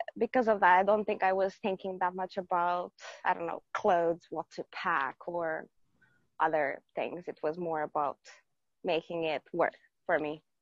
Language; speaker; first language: English; non-native, fluent; Romanian